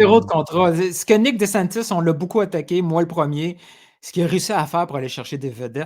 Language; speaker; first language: French; native; French